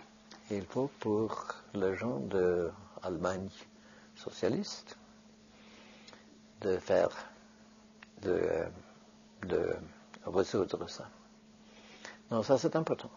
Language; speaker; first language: French; non-native, fluent; Norwegian